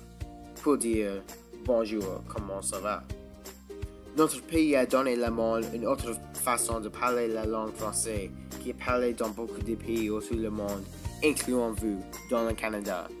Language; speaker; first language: French; non-native, learner; English